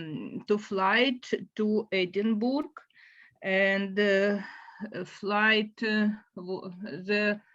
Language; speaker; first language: English; non-native, learner; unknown